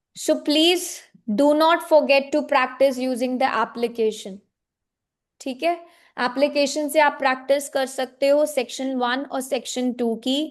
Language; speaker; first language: Hindi; native; Hindi